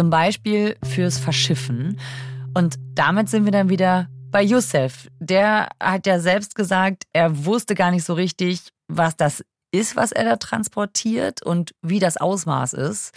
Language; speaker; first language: German; native; German